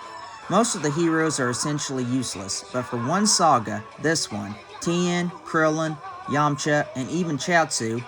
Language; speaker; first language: English; native; English